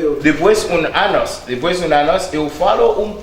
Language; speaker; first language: Portuguese; non-native, learner; Haitian Creole